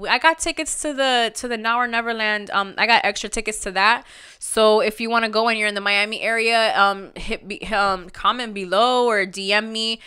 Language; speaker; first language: English; early bilingual, other home language; Spanish